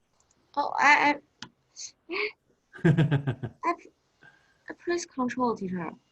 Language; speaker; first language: English; non-native, learner; Chinese